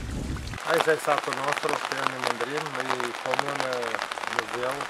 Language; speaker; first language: Romanian; native; Romanian